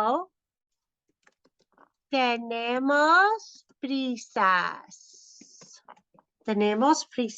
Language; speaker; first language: Spanish; non-native, fluent; English